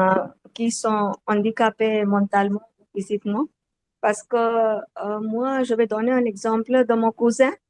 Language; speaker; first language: French; non-native, learner; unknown